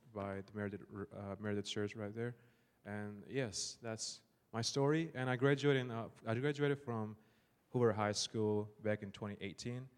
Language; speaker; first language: English; non-native, fluent; Burmese